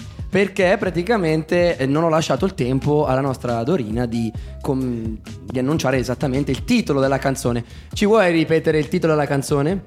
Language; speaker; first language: Italian; native; Italian